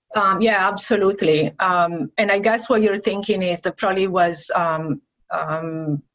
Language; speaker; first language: English; non-native, fluent; Italian